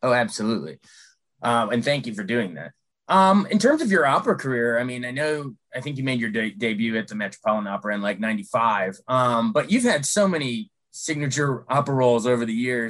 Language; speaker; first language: English; native; English